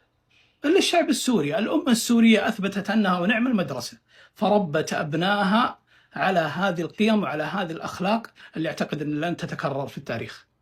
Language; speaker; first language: Arabic; native; Arabic